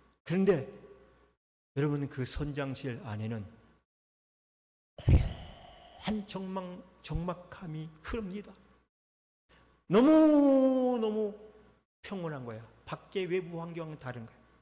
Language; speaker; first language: Korean; native; Korean